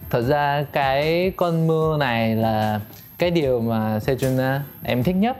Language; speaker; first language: Vietnamese; non-native, fluent; Korean